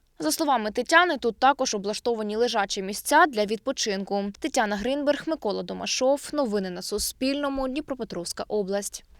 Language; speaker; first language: Ukrainian; native; Ukrainian